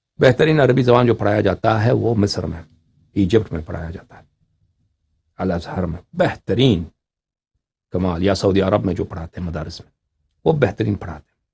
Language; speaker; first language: Urdu; native; Urdu